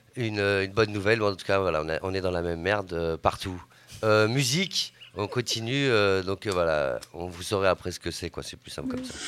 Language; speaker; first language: French; native; French